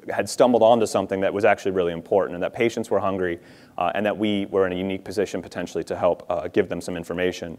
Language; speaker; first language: English; native; English